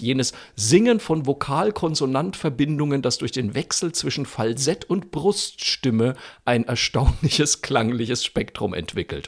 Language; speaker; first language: German; native; German